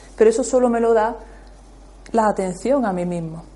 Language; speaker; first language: Spanish; native; Spanish